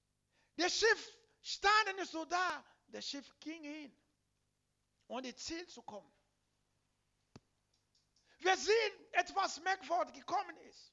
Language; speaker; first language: German; non-native, learner; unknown